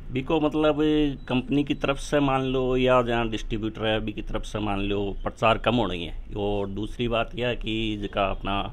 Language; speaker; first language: Hindi; native; Hindi